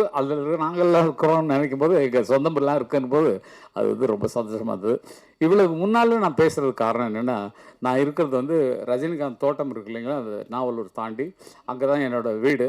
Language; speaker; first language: Tamil; native; Tamil